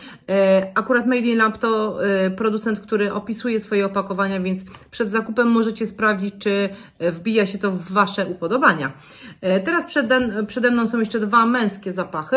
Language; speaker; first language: Polish; native; Polish